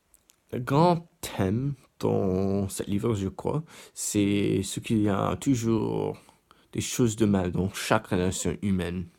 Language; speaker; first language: French; non-native, learner; English